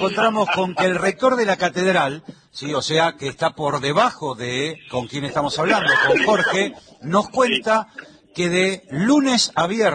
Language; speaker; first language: Spanish; native; Spanish